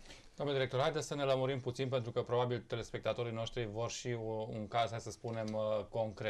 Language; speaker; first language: Romanian; native; Romanian